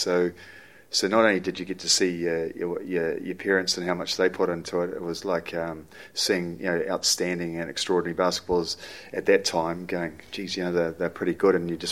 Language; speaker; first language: English; native; English